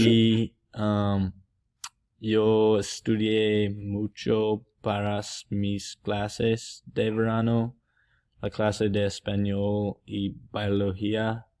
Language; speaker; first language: Spanish; non-native, learner; English